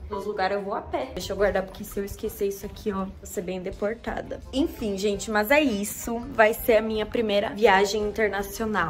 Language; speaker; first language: Portuguese; native; Portuguese